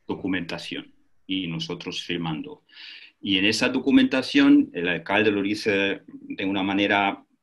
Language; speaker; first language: Spanish; non-native, fluent; German